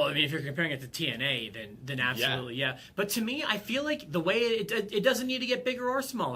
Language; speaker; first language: English; native; English